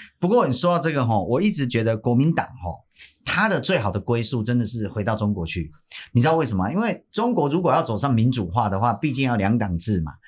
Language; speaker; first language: Chinese; native; Chinese